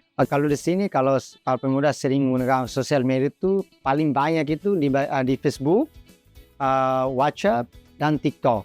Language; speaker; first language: Indonesian; non-native, fluent; Tetum